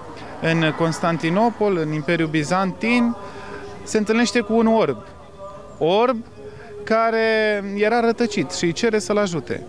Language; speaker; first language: Romanian; native; Romanian